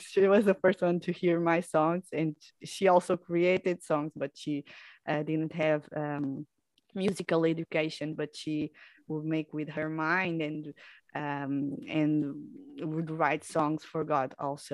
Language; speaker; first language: English; non-native, fluent; Portuguese